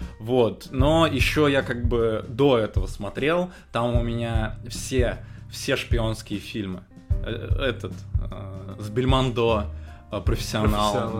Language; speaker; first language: Russian; native; Russian